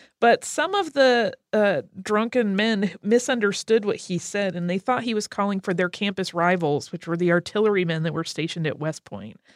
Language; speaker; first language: English; native; English